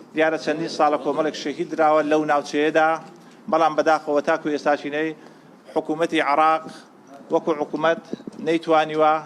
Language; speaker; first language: Central Kurdish; native; Central Kurdish